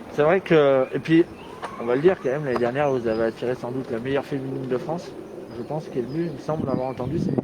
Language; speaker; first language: French; native; French